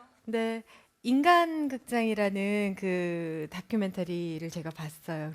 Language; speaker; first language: Korean; native; Korean